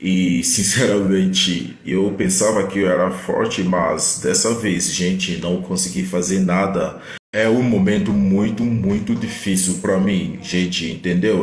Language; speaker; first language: Portuguese; non-native, fluent; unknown